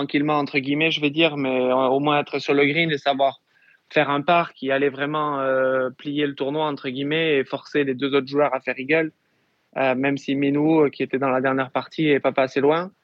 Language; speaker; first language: French; native; French